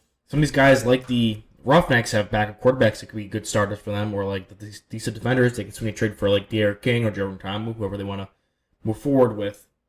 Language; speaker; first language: English; native; English